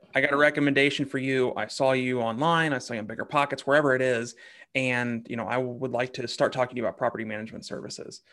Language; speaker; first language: English; native; English